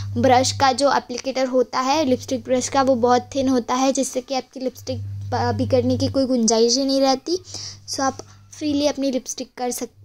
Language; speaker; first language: Hindi; non-native, local second language; Gujarati